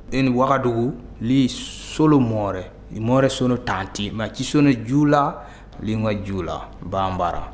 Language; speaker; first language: Italian; non-native, learner; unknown